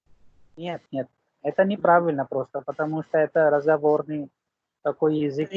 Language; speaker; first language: Russian; non-native, fluent; Hindi